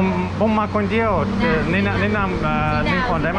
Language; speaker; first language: Thai; non-native, learner; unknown